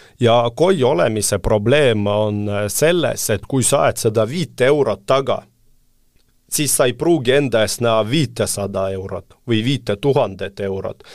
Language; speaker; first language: Estonian; non-native, local second language; Russian